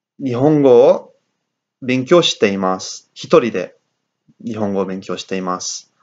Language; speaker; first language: Japanese; non-native, learner; English